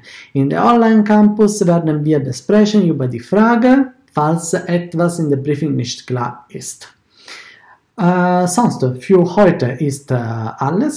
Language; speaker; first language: German; non-native, fluent; Italian